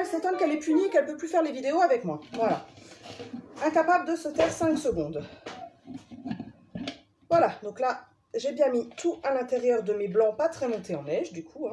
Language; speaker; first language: French; native; French